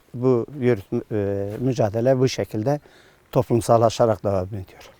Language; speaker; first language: Turkish; non-native, local second language; Kurdish